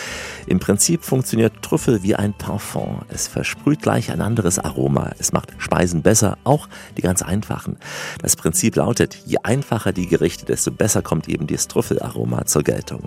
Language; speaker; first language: German; native; German